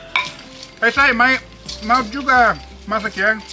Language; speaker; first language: Indonesian; non-native, learner; Dutch